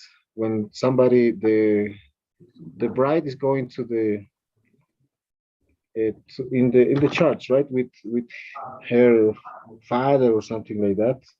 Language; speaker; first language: English; non-native, fluent; Spanish